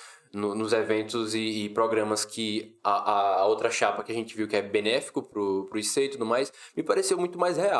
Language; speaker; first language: Portuguese; native; Portuguese